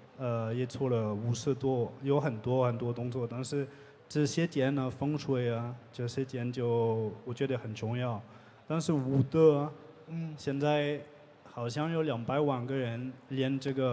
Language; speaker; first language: Chinese; non-native, learner; French